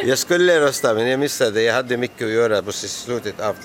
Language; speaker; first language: Swedish; non-native, learner; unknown